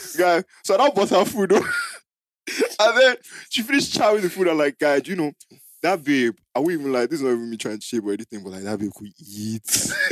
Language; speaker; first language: English; non-native, local second language; Igbo